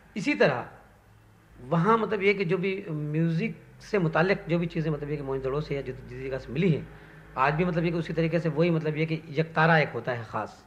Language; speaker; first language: Urdu; non-native, local second language; Sindhi